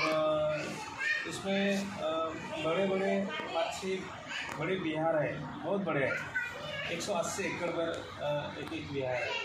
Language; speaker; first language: Hindi; non-native, local second language; Marathi